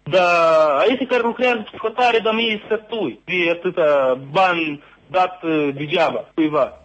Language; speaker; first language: Romanian; native; Romanian